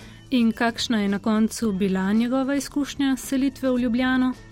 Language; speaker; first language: Slovenian; native; Slovenian